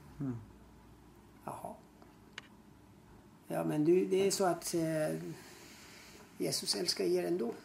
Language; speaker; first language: Swedish; non-native, fluent; Persian